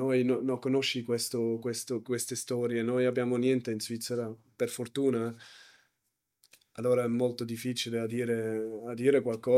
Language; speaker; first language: Italian; non-native, learner; German